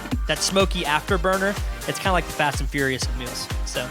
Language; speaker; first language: English; native; English